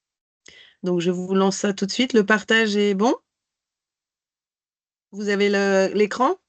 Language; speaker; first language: French; native; French